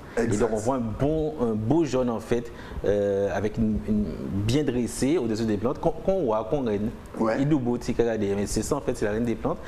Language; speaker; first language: French; native; French